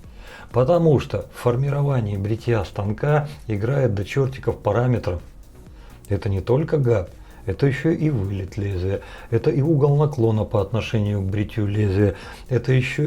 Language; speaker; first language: Russian; native; Russian